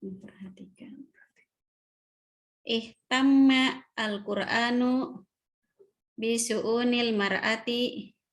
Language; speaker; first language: Arabic; non-native, learner; Indonesian